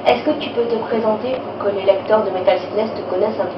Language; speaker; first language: French; native; French